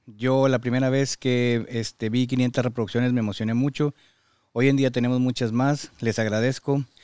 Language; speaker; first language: Spanish; native; Spanish